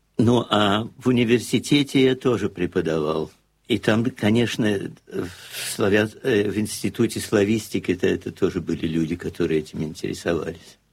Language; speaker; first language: Russian; native; Russian